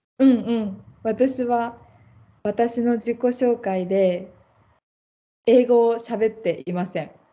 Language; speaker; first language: Japanese; native; Japanese